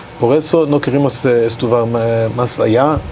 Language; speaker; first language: Spanish; non-native, learner; Hebrew